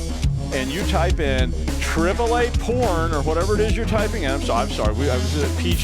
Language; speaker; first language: English; native; English